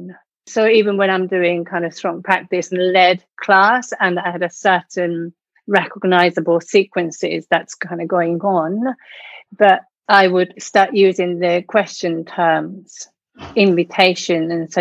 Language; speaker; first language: English; non-native, fluent; Japanese